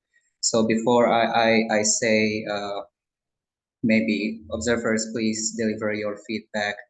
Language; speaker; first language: English; non-native, local second language; Indonesian